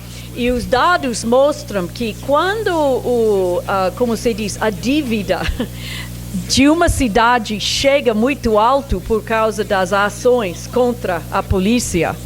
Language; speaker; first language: Portuguese; non-native, fluent; English